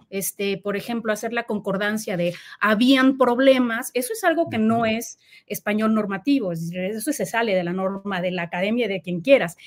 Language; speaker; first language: Spanish; native; Spanish